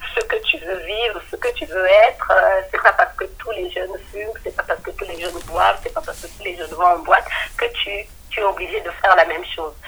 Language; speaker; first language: French; non-native, local second language; Lingala